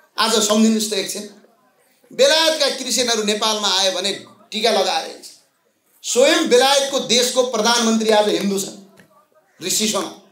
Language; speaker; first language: Nepali; native; Nepali